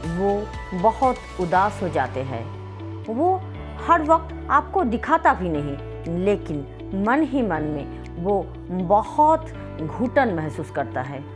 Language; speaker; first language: Hindi; non-native, local second language; Bangla